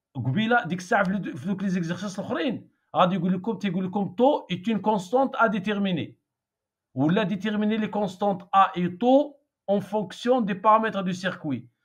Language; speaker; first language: French; non-native, local second language; Arabic